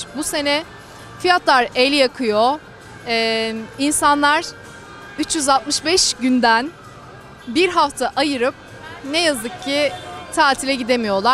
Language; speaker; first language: Turkish; native; Turkish